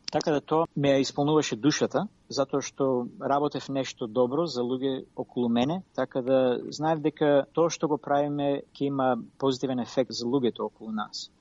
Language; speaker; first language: Macedonian; native; Macedonian